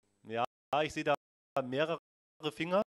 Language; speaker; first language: German; native; German